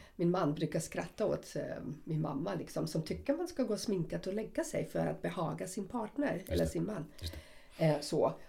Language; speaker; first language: Swedish; non-native, fluent; German